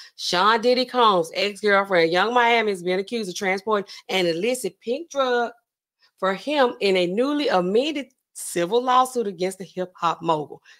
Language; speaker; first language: English; native; English